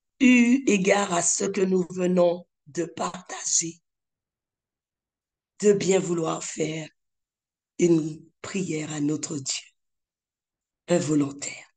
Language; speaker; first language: French; native; French